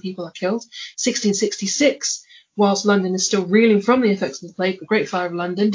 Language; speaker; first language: English; native; English